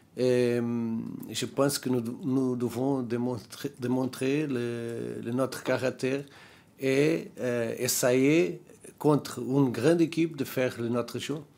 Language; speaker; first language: French; non-native, learner; Portuguese